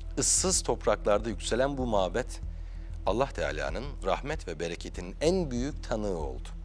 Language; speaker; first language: Turkish; native; Turkish